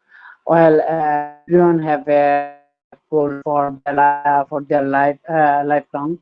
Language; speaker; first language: English; non-native, learner; Bangla